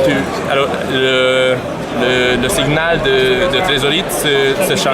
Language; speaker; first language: French; non-native, learner; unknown